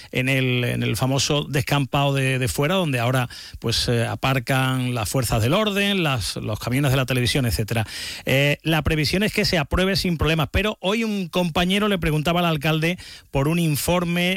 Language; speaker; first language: Spanish; native; Spanish